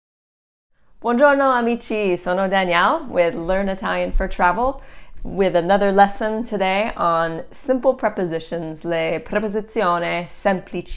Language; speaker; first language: Italian; non-native, fluent; English